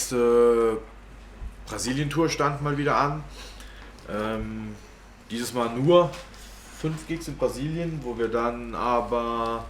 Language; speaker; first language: German; native; German